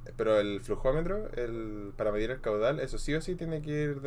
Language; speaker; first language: Spanish; native; Spanish